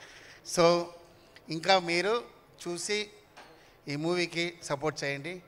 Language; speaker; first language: Telugu; non-native, fluent; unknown